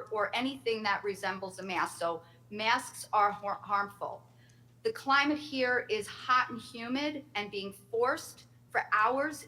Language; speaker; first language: English; native; English